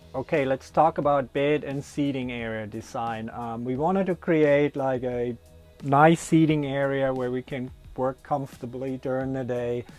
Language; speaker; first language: English; non-native, fluent; German